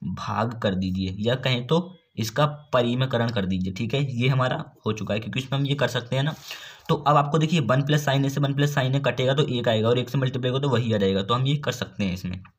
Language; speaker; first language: Hindi; native; Hindi